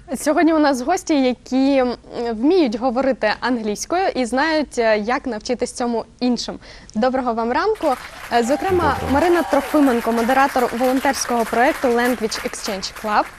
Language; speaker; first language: Ukrainian; native; Ukrainian